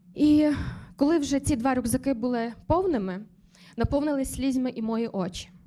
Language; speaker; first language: Ukrainian; native; Ukrainian